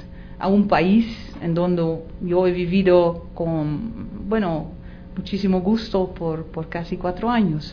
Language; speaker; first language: Spanish; non-native, fluent; Dutch